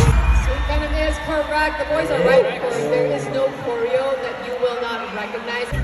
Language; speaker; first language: English; non-native, local second language; Filipino